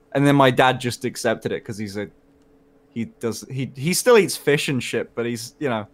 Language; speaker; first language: English; native; English